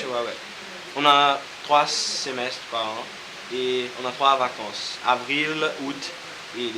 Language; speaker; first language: French; non-native, local second language; Seselwa Creole French